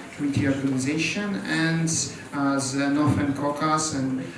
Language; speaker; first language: English; non-native, learner; Ukrainian